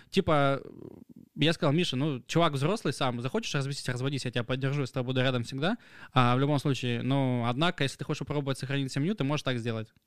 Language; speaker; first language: Russian; native; Russian